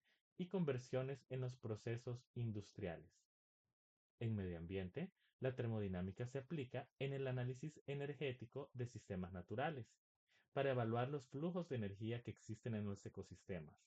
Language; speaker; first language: Spanish; native; Spanish